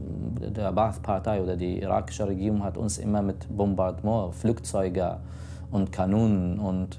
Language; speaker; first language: German; non-native, fluent; Kurdish